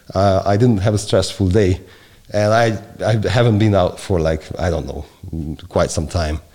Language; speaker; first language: English; non-native, fluent; Hungarian